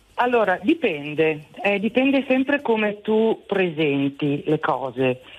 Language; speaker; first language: Italian; native; Italian